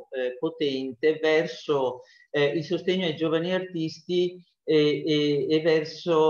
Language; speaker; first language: Italian; native; Italian